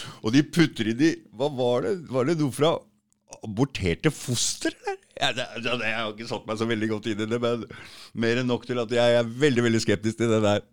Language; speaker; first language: Norwegian; native; Norwegian